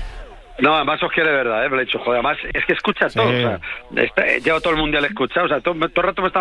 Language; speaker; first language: Spanish; native; Spanish